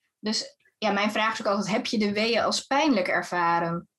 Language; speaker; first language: Dutch; native; Dutch